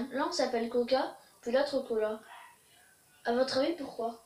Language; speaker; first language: French; native; French